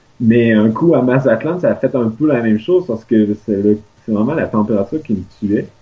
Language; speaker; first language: French; native; French